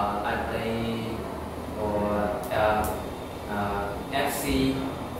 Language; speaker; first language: English; non-native, learner; Vietnamese